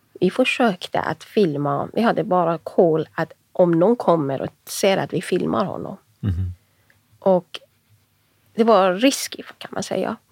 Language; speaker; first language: Swedish; non-native, fluent; Persian